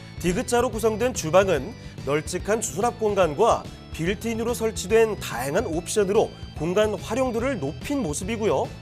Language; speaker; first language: Korean; native; Korean